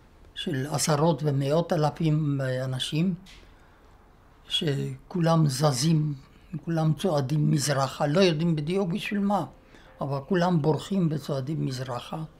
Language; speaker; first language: Hebrew; non-native, fluent; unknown